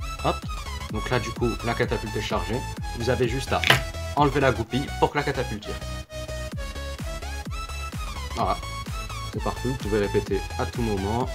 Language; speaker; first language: French; native; French